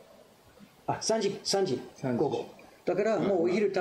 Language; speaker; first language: Japanese; non-native, fluent; English